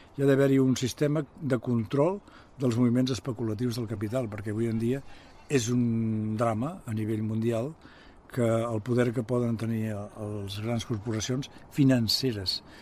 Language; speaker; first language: Catalan; native; Catalan